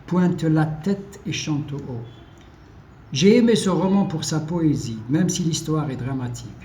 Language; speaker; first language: French; non-native, local second language; Arabic